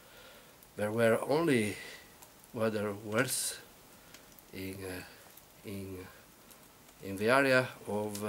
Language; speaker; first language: English; non-native, learner; Italian